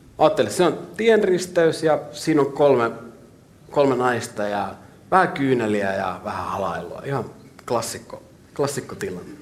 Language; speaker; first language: Finnish; native; Finnish